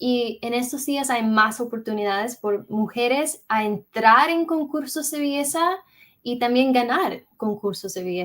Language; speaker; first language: Spanish; early bilingual, heritage; English